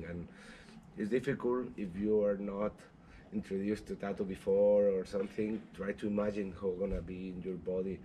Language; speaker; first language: English; non-native, learner; Spanish